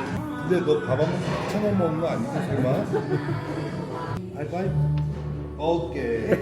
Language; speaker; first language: Korean; non-native, fluent; Turkish